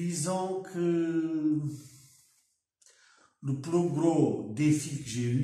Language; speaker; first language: French; non-native, fluent; Portuguese